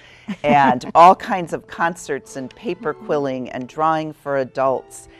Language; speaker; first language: English; native; English